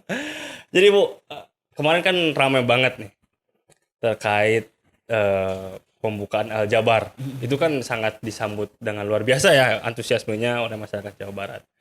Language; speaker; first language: Indonesian; native; Indonesian